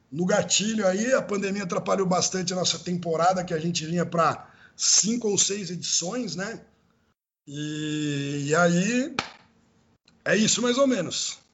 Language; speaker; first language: Portuguese; native; Portuguese